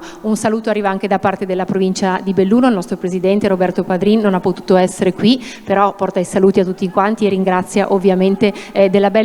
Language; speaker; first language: Italian; native; Italian